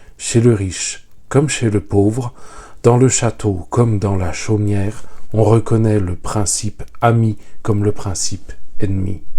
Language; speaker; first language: French; native; French